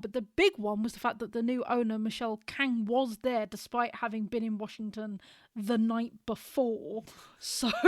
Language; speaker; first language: English; native; English